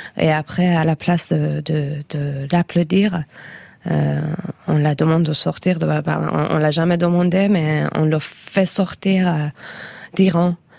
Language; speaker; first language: French; non-native, fluent; Persian